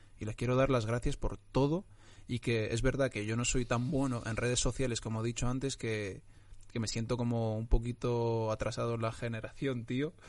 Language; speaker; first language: Spanish; early bilingual, other home language; Arabic